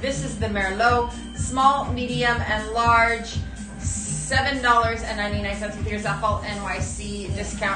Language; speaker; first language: English; native; English